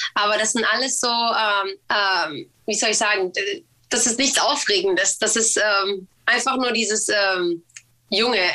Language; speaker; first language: German; early bilingual, other home language; Swedish